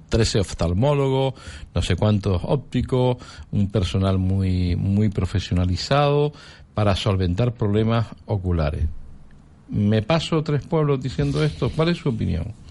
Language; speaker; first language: Spanish; native; Spanish